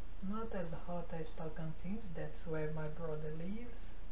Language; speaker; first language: English; non-native, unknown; Portuguese